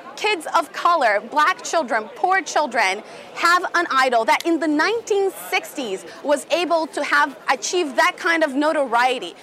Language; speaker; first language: English; non-native, fluent; Portuguese